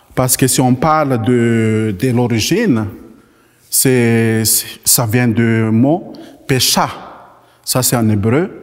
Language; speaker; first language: French; non-native, local second language; Malagasy